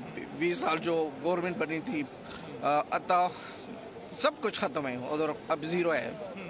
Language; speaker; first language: Hindi; non-native, fluent; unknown